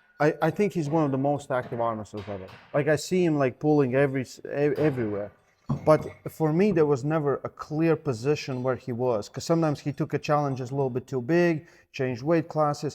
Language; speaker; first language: English; non-native, fluent; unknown